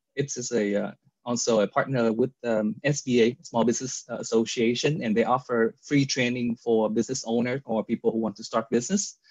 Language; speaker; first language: English; non-native, fluent; Vietnamese